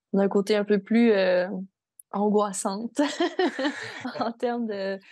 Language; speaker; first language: French; native; French